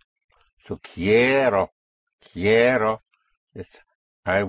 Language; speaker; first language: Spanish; non-native, fluent; English